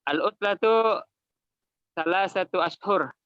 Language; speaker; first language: Arabic; non-native, learner; Indonesian